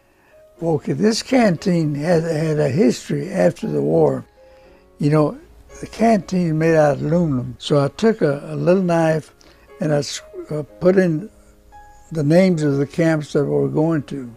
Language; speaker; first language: English; non-native, local second language; Spanish